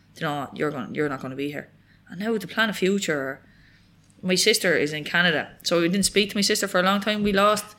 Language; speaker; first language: English; native; English